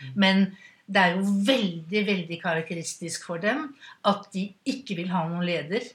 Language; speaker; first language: Norwegian; native; Norwegian